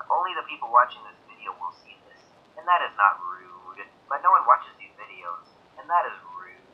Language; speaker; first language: English; native; English